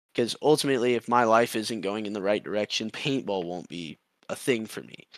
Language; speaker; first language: English; native; English